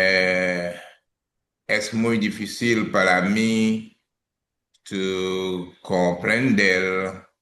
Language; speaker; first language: Spanish; non-native, learner; English